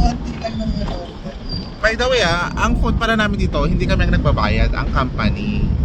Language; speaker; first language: Filipino; native; Filipino